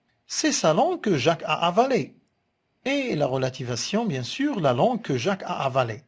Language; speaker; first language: French; non-native, local second language; Arabic